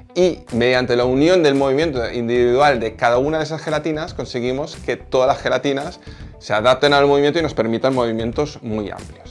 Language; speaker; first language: Spanish; native; Spanish